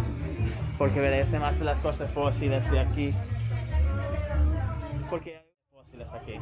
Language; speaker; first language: Spanish; non-native, learner; English